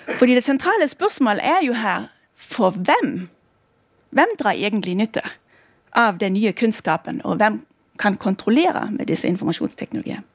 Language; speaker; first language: Norwegian; non-native, fluent; German